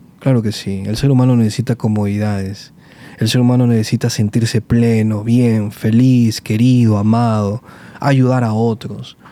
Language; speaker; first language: Spanish; native; Spanish